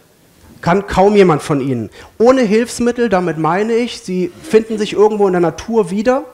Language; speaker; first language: German; native; German